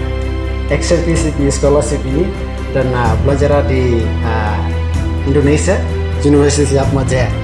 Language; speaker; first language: Indonesian; non-native, learner; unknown